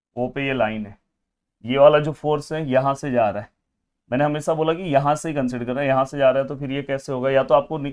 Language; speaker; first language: Hindi; non-native, local second language; Marathi